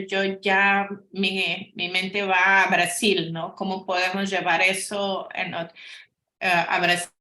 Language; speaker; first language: Spanish; non-native, fluent; Portuguese